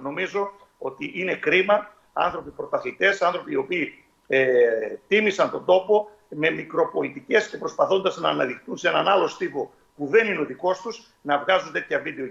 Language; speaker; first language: Greek; native; Greek